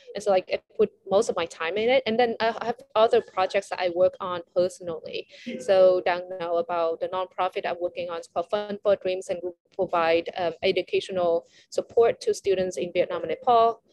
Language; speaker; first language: English; non-native, fluent; Vietnamese